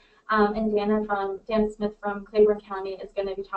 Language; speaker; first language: English; native; English